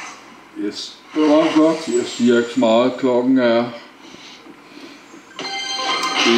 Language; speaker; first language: Danish; native; Danish